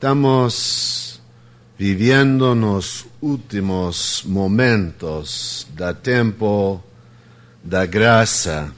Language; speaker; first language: Spanish; non-native, fluent; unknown